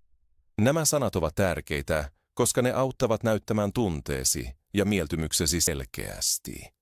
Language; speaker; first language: Finnish; non-native, fluent; Spanish